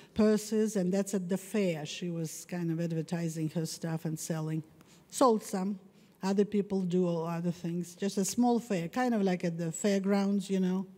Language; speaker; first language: English; non-native, fluent; Russian